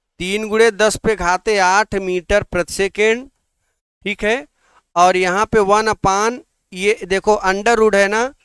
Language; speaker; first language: Hindi; native; Hindi